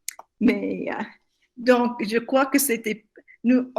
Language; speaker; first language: French; non-native, fluent; English